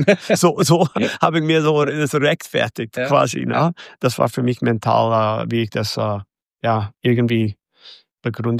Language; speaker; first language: German; non-native, fluent; English